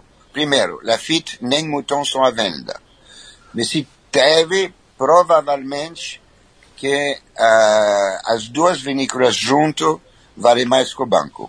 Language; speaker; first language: Portuguese; non-native, fluent; French